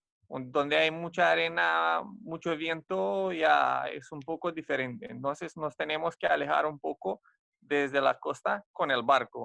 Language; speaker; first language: Spanish; non-native, fluent; Romanian